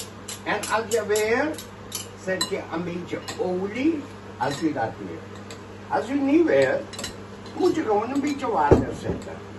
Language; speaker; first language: Dutch; non-native, local second language; Caribbean Hindustani